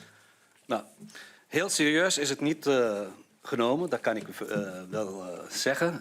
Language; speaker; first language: Dutch; non-native, fluent; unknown